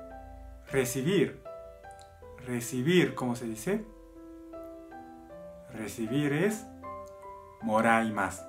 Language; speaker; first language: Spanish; non-native, fluent; Japanese